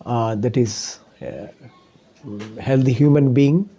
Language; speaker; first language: English; non-native, local second language; Bangla